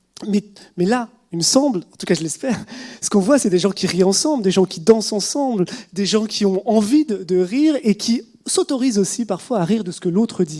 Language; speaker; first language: French; native; French